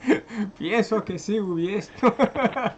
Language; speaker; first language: Spanish; non-native, fluent; French